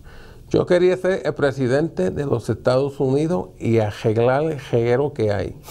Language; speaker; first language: Spanish; early bilingual, heritage; Spanish